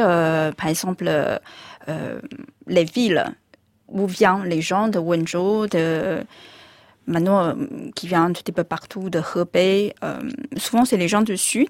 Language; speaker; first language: French; non-native, fluent; Chinese